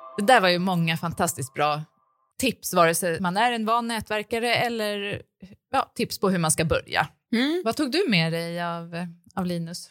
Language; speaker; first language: Swedish; native; Swedish